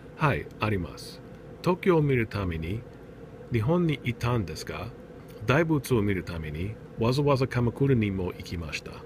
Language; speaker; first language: Japanese; non-native, learner; English